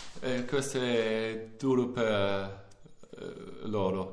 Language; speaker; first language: Italian; non-native, learner; German